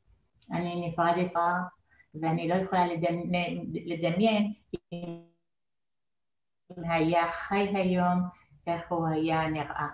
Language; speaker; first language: Hebrew; non-native, fluent; Arabic